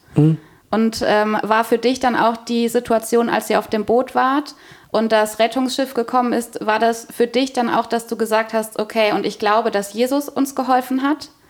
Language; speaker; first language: German; native; German